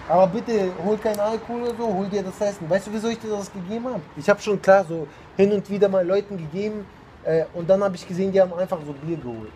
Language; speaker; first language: German; non-native, fluent; Russian